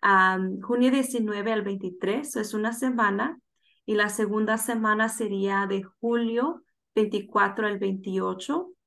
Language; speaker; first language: Spanish; early bilingual, heritage; Spanish